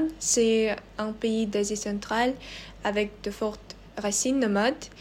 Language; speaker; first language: French; non-native, learner; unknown